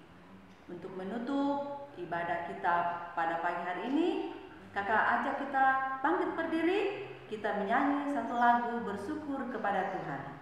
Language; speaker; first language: Indonesian; native; Indonesian